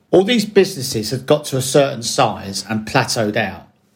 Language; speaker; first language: English; native; English